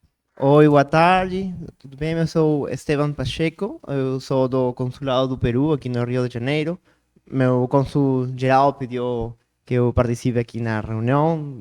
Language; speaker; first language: Portuguese; non-native, learner; Spanish